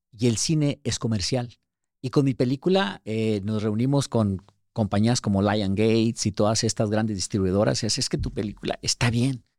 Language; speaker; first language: Spanish; native; Spanish